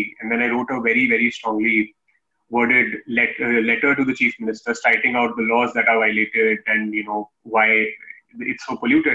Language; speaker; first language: English; non-native, local second language; Hindi